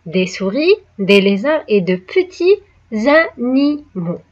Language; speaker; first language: French; non-native, local second language; Arabic